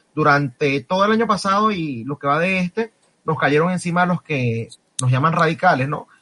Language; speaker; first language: Spanish; native; Spanish